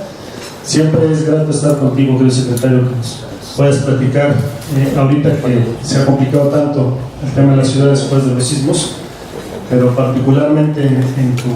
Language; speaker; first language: Spanish; native; Spanish